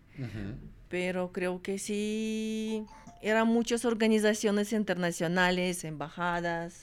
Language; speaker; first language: Spanish; non-native, fluent; Russian